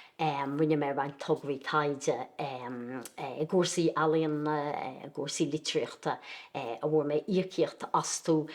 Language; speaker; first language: Irish; native; Irish